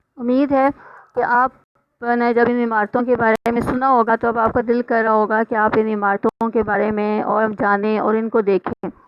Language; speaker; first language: Urdu; native; Urdu